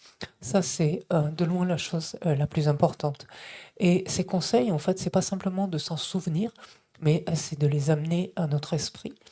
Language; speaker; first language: French; native; French